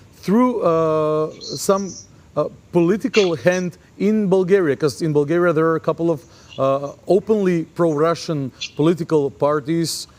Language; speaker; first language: English; non-native, fluent; Macedonian